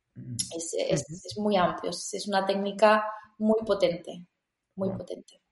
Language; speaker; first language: Spanish; native; Spanish